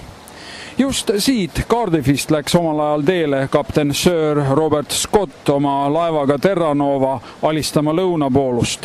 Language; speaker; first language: Estonian; native; Estonian